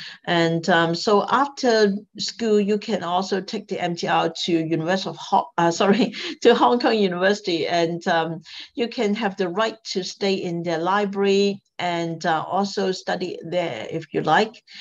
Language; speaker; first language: English; non-native, local second language; Cantonese